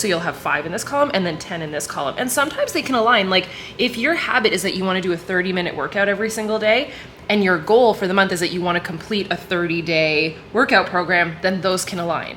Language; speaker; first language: English; native; English